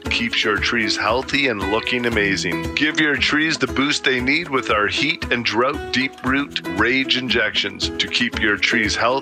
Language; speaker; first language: English; native; English